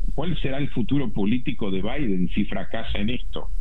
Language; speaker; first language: Spanish; native; Spanish